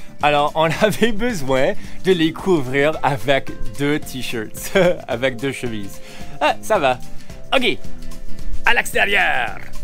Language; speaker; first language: French; non-native, local second language; English